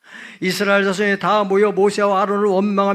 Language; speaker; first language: Korean; native; Korean